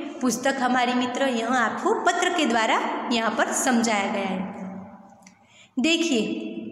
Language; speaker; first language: Hindi; non-native, local second language; Gujarati